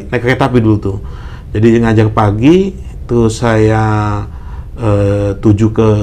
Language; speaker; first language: Indonesian; native; Indonesian